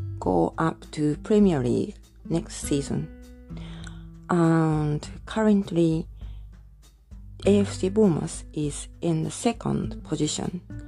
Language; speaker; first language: English; non-native, fluent; Japanese